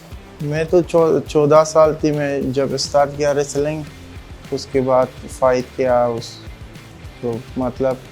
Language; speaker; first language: Hindi; non-native, learner; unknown